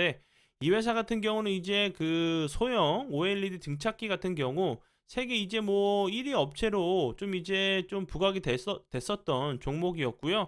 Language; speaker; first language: Korean; native; Korean